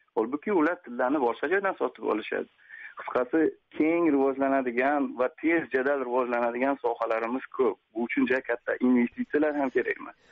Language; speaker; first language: Uzbek; native; Uzbek